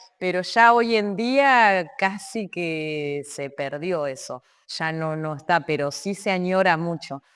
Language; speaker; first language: Spanish; native; Spanish